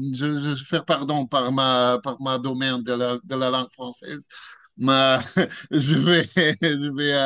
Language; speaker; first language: French; non-native, learner; Portuguese